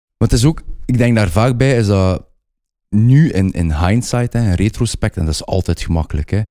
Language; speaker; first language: Dutch; native; Dutch